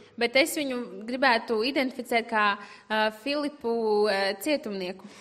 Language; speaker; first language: Latvian; native; Latvian